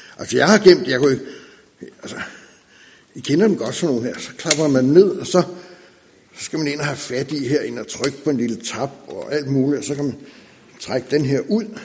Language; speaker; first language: Danish; native; Danish